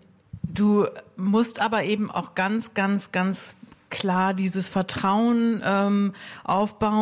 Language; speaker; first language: German; native; German